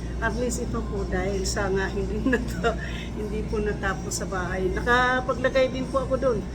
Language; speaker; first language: Filipino; non-native, local second language; Cebuano